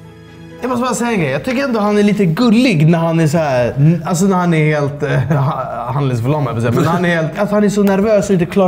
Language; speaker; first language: Swedish; native; Swedish